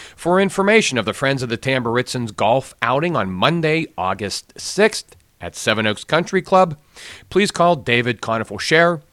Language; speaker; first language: English; native; English